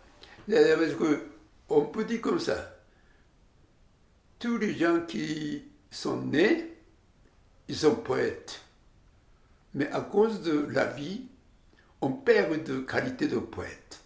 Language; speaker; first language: French; non-native, learner; Japanese